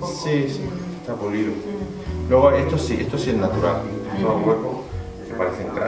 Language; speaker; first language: Spanish; native; Spanish